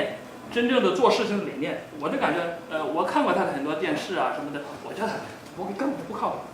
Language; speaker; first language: Chinese; native; Chinese